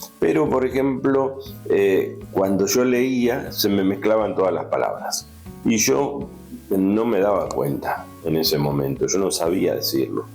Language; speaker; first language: Spanish; native; Spanish